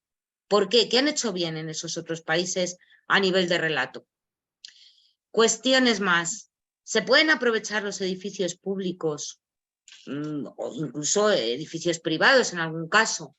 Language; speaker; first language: Spanish; native; Spanish